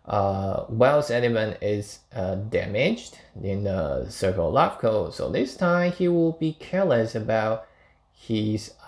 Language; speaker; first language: English; non-native, fluent; Chinese